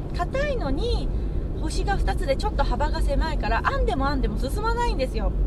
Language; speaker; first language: Japanese; native; Japanese